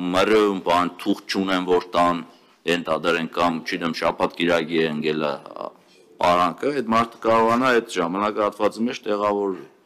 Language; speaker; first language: Armenian; native; Armenian